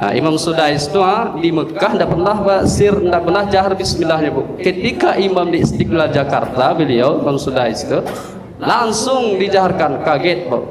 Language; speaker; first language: Malay; non-native, local second language; Minangkabau